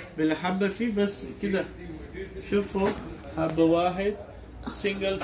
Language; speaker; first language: Arabic; non-native, learner; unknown